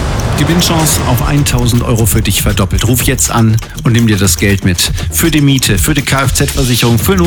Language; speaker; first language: German; native; German